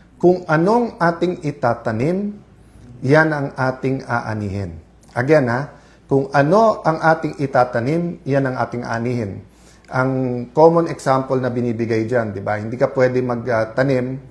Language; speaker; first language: Filipino; native; Filipino